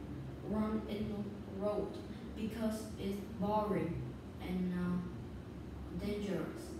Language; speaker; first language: English; non-native, learner; Vietnamese